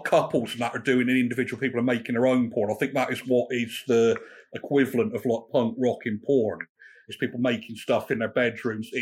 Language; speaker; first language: English; native; English